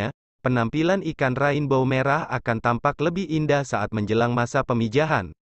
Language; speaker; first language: Indonesian; native; Indonesian